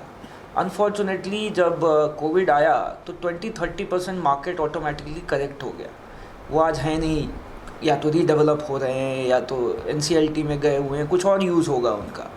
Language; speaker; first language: Hindi; native; Hindi